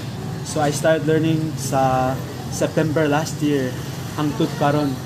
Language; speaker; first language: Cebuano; non-native, learner; English